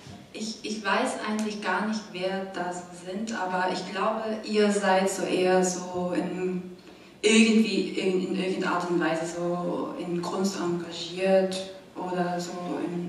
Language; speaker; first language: German; non-native, fluent; Korean